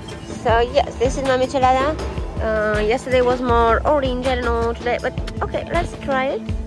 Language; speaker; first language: English; non-native, fluent; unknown